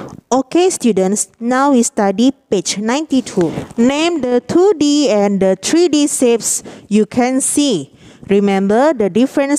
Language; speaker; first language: English; non-native, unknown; Indonesian